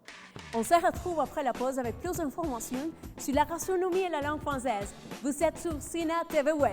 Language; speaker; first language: French; non-native, fluent; Spanish